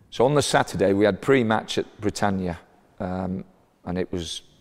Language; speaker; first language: English; native; English